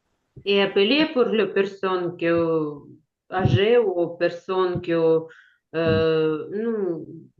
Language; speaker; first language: French; non-native, learner; Ukrainian